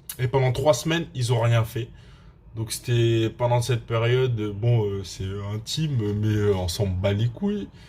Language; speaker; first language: French; early bilingual, other home language; Russian